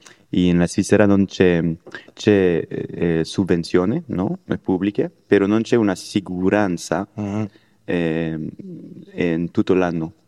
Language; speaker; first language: Italian; non-native, learner; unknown